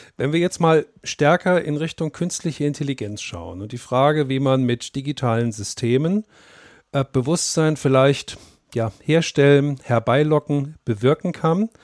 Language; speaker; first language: German; native; German